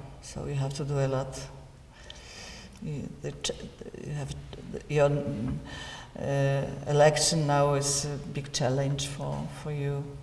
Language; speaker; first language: English; non-native, learner; Polish